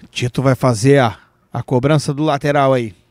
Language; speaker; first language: Portuguese; native; Portuguese